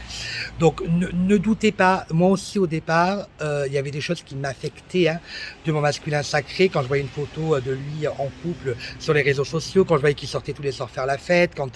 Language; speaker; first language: French; native; French